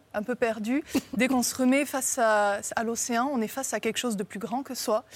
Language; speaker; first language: French; native; French